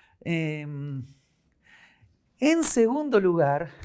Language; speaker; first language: Spanish; native; Spanish